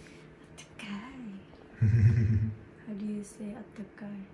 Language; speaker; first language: English; non-native, learner; Japanese